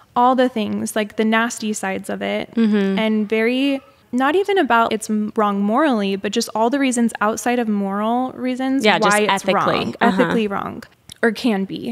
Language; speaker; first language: English; native; English